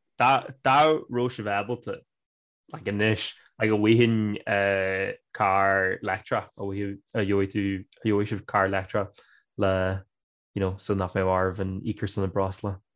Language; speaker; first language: Irish; native; Irish